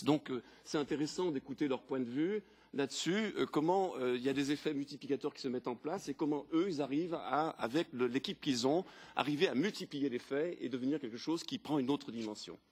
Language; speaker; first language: French; native; French